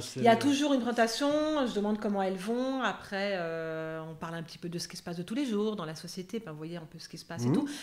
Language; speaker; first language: French; native; French